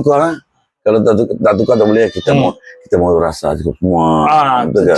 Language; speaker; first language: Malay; non-native, local second language; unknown